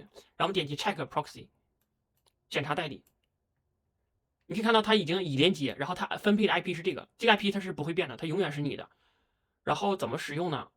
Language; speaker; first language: Chinese; native; Chinese